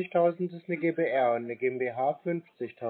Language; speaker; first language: German; native; German